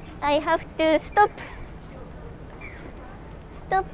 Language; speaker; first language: English; non-native, learner; Japanese